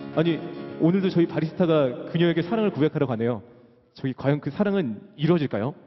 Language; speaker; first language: Korean; native; Korean